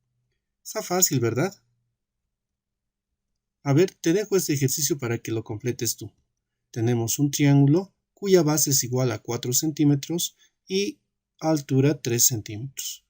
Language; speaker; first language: Spanish; native; Spanish